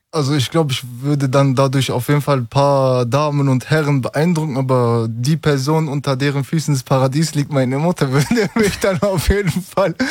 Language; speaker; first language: German; early bilingual, other home language; Turkish